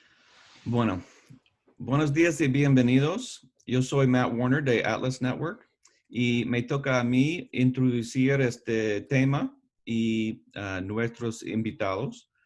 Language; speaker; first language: Spanish; non-native, learner; English